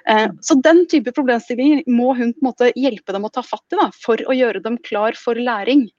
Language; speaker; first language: Norwegian; native; Norwegian